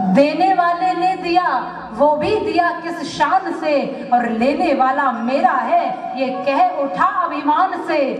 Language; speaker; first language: Hindi; native; Hindi